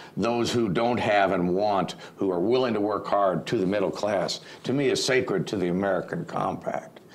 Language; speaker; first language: English; native; English